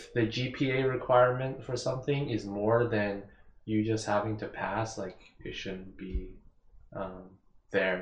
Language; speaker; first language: English; native; English